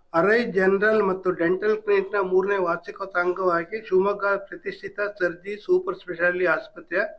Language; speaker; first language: Kannada; native; Kannada